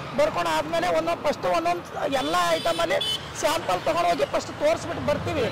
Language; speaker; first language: Kannada; non-native, local second language; Marathi